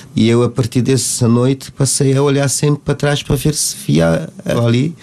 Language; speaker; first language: Portuguese; non-native, local second language; Kabuverdianu